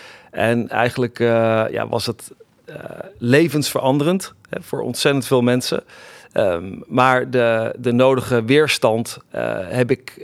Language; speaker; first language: Dutch; native; Dutch